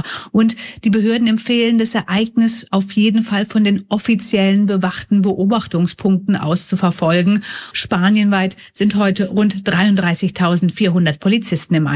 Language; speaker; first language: German; native; German